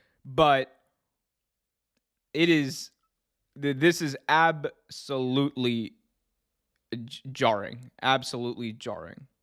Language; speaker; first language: English; native; English